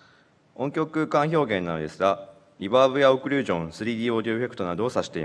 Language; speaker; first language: Japanese; native; Japanese